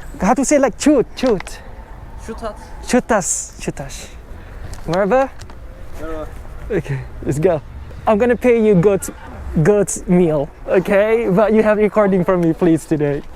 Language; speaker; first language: English; non-native, learner; Thai